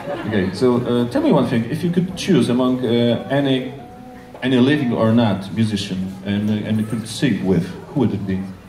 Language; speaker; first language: English; non-native, fluent; Polish